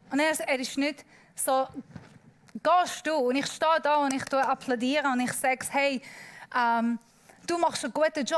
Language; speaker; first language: German; non-native, learner; Persian